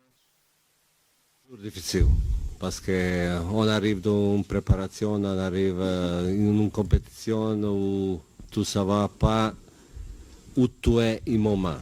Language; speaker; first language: French; non-native, learner; Bosnian